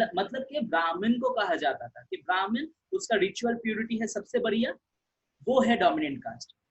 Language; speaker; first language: Hindi; non-native, local second language; Bangla